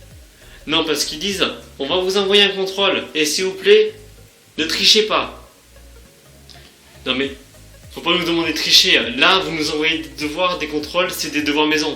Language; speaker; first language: French; native; French